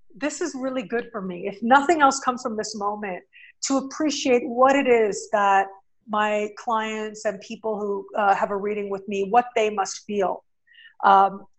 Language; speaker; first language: English; native; English